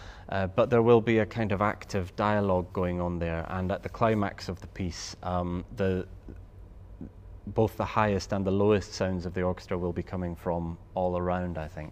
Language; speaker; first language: English; native; English